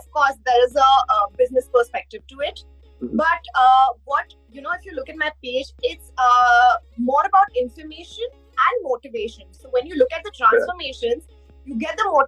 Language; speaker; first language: English; non-native, local second language; Hindi